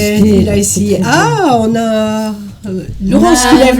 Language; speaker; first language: French; native; French